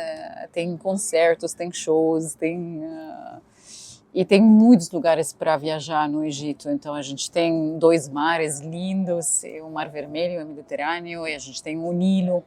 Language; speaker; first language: Portuguese; non-native, fluent; Arabic